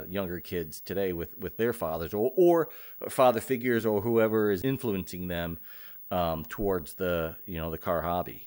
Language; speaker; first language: English; native; English